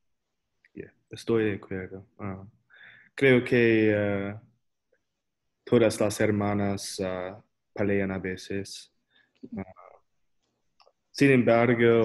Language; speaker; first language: Spanish; non-native, learner; English